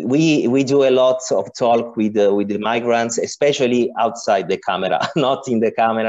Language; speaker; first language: English; non-native, learner; Italian